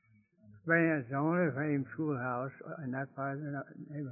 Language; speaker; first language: English; native; English